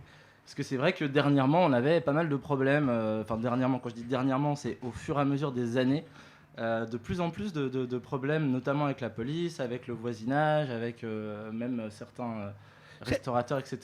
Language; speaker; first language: French; native; French